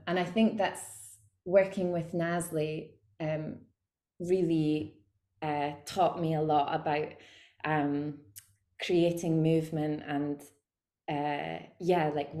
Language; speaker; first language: English; native; English